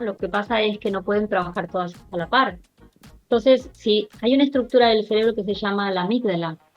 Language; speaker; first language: Spanish; native; Spanish